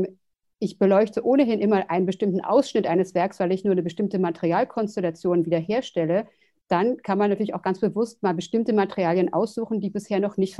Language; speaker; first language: German; native; German